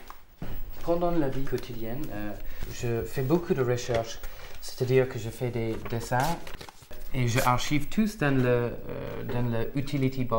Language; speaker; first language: French; non-native, fluent; English